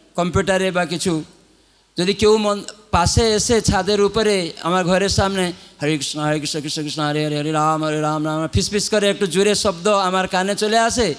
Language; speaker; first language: Bangla; non-native, fluent; Odia